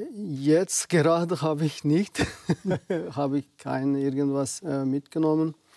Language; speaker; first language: German; non-native, fluent; Uyghur